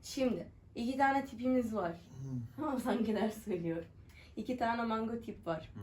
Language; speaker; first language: Turkish; non-native, learner; Arabic